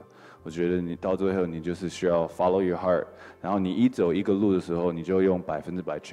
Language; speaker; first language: Chinese; early bilingual, heritage; English